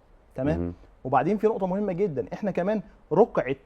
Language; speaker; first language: Arabic; native; Arabic